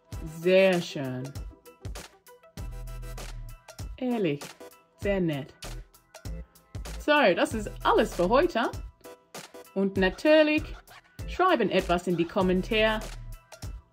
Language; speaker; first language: German; non-native, learner; English